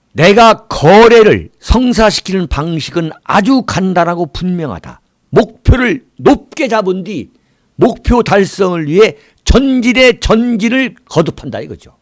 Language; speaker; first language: Korean; native; Korean